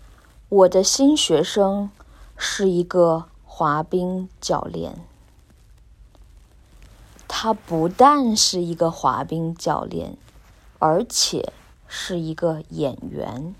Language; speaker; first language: Chinese; non-native, learner; English